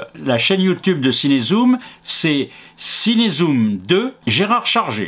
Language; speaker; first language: French; native; French